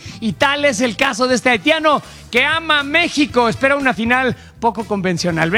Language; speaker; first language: Spanish; native; Spanish